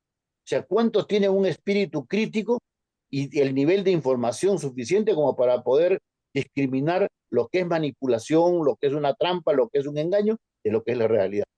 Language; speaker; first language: Spanish; native; Spanish